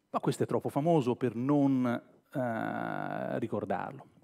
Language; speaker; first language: Italian; native; Italian